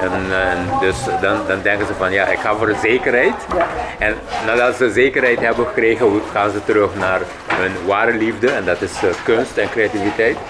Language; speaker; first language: Dutch; non-native, local second language; Papiamento